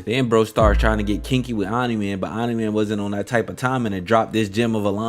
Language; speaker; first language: English; native; English